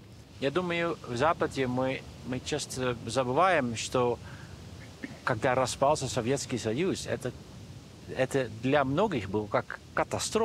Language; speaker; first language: Russian; non-native, fluent; Dutch